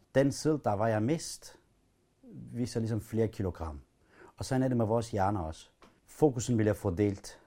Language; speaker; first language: Danish; early bilingual, other home language; Kurdish